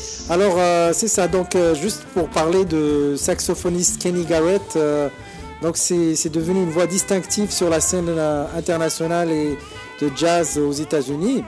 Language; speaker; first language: French; native; French